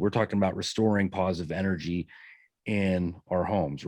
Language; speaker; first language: English; native; English